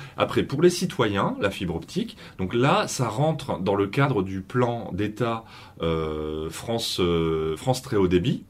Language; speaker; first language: French; native; French